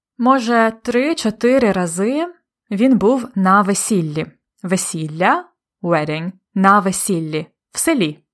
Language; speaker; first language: Ukrainian; native; Ukrainian